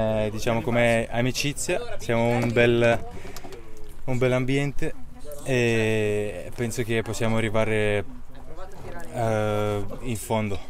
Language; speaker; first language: Italian; non-native, fluent; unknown